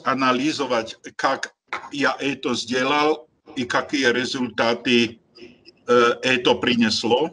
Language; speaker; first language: Russian; non-native, learner; Slovak